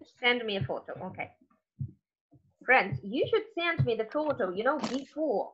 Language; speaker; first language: English; non-native, fluent; Russian